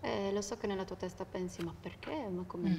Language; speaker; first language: Italian; native; Italian